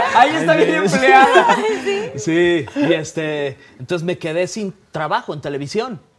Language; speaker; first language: Spanish; native; Spanish